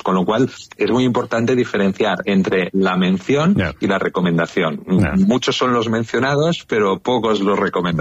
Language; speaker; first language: Spanish; native; Spanish